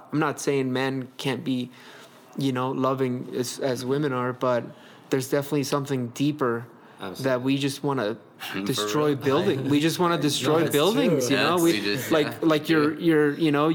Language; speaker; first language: English; early bilingual, other home language; Spanish